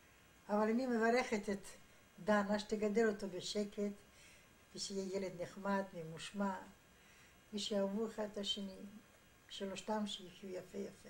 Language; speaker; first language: Hebrew; non-native, fluent; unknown